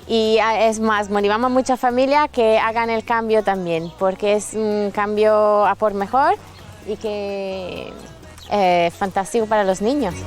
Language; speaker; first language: Spanish; non-native, fluent; Italian